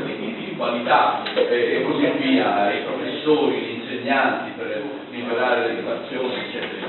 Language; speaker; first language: Italian; native; Italian